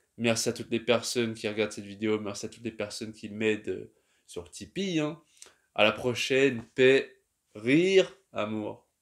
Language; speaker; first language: French; native; French